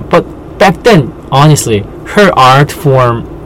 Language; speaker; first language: English; non-native, fluent; Korean